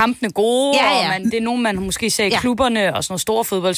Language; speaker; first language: Danish; native; Danish